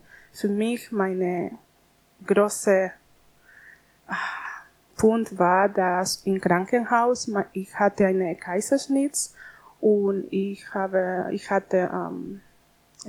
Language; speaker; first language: German; non-native, learner; Spanish